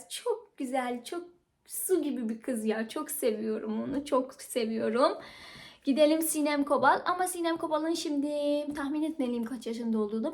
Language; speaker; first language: Turkish; non-native, fluent; Persian